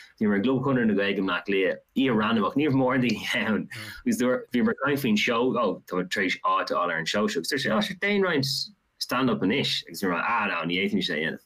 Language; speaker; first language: Irish; non-native, local second language; English